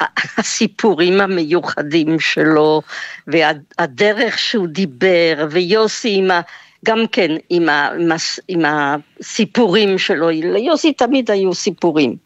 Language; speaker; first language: Hebrew; non-native, fluent; French